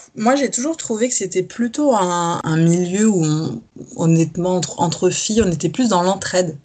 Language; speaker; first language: French; native; French